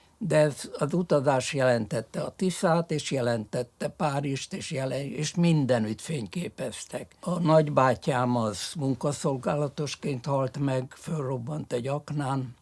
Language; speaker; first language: Hungarian; early bilingual, other home language; French